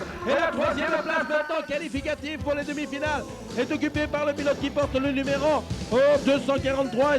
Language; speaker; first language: French; native; French